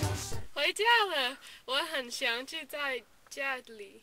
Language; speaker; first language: Chinese; non-native, learner; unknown